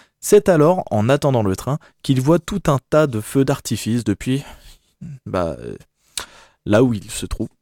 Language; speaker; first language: French; native; French